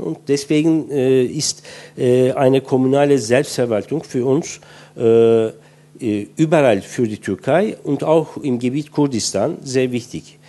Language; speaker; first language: German; non-native, fluent; Turkish